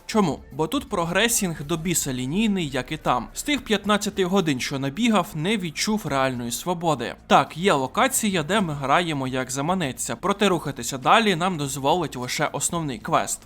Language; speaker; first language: Ukrainian; native; Ukrainian